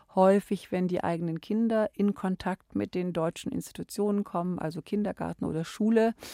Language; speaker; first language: German; native; German